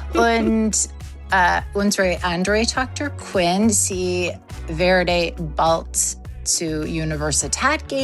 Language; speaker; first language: German; non-native, learner; English